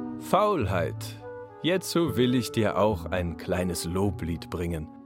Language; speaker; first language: German; native; German